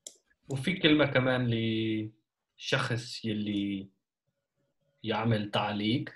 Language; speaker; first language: Arabic; non-native, learner; Dutch